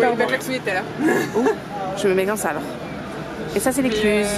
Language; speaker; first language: French; native; French